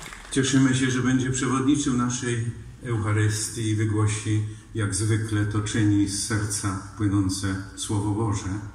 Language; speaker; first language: Polish; native; Polish